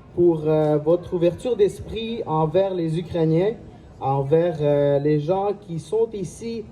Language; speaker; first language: French; non-native, fluent; Ukrainian